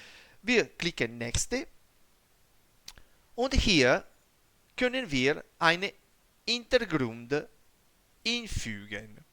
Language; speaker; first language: German; non-native, learner; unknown